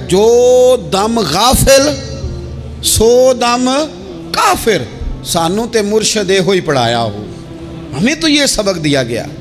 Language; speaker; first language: Urdu; non-native, local second language; Punjabi